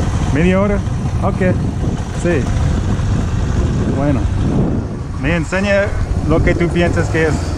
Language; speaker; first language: Spanish; non-native, learner; English